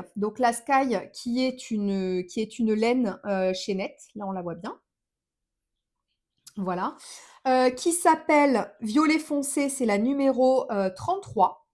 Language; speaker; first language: French; native; French